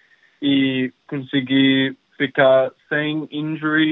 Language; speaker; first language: Portuguese; early bilingual, heritage; English